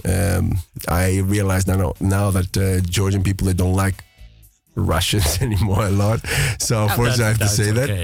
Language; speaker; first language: English; early bilingual, other home language; Greek